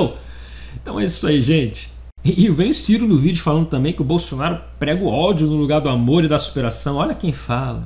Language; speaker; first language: Portuguese; native; Portuguese